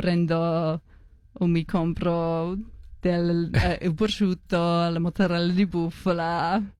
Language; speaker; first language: Italian; non-native, learner; English